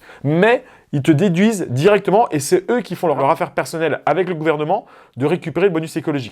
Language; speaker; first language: French; native; French